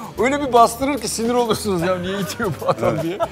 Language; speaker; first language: Turkish; native; Turkish